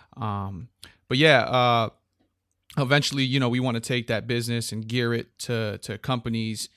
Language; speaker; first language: English; native; English